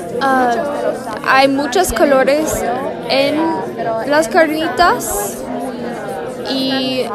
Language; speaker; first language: Spanish; non-native, learner; English